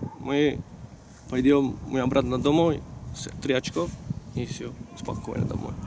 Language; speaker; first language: Russian; non-native, learner; Italian